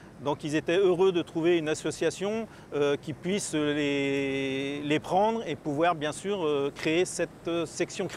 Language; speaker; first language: French; native; French